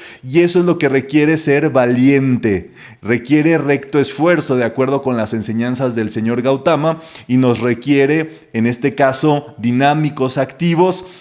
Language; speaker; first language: Spanish; native; Spanish